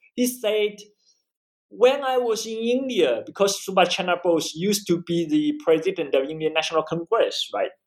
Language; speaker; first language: English; non-native, fluent; Chinese